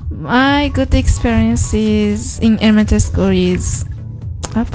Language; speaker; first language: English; non-native, learner; Japanese